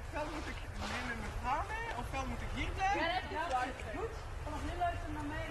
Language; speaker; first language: Dutch; native; Dutch